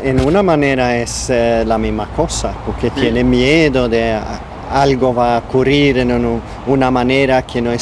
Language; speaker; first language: Spanish; non-native, learner; Swedish